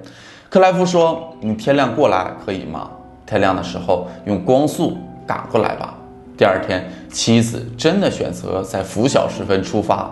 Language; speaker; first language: Chinese; native; Chinese